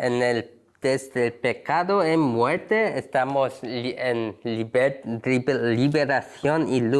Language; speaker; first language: Spanish; non-native, learner; Korean